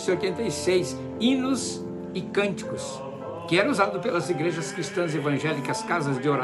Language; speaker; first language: Portuguese; native; Portuguese